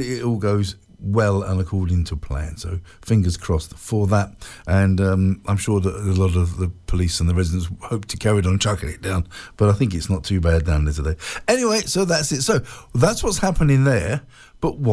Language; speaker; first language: English; native; English